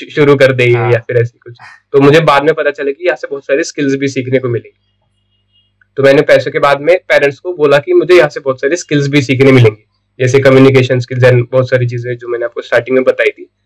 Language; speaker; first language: Hindi; non-native, local second language; Marathi